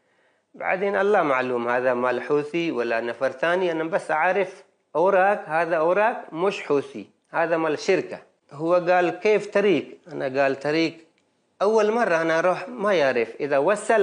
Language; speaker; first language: Arabic; non-native, learner; Baluchi